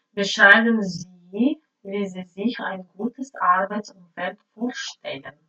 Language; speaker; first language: German; non-native, learner; Ukrainian